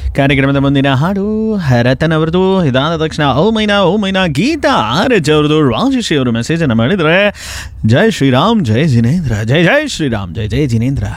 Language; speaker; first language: Kannada; non-native, local second language; Konkani